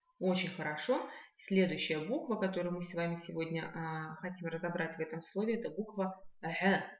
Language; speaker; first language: Russian; non-native, local second language; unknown